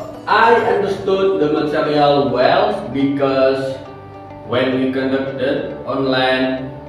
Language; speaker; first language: English; non-native, learner; Indonesian